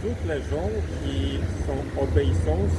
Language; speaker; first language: French; non-native, learner; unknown